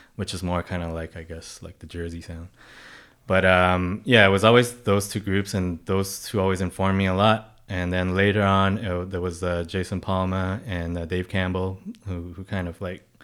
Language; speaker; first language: English; non-native, local second language; Cantonese